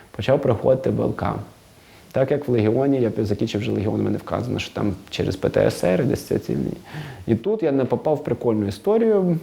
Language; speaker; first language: Ukrainian; non-native, local second language; Russian